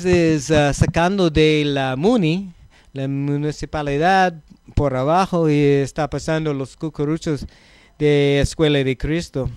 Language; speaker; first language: Spanish; non-native, learner; English